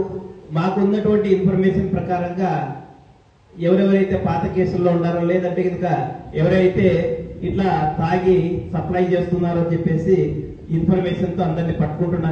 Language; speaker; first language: Telugu; native; Telugu